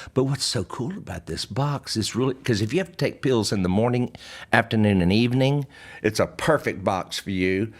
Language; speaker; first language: English; native; English